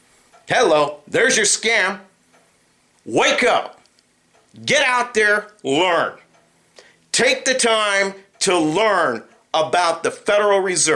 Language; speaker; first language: English; native; English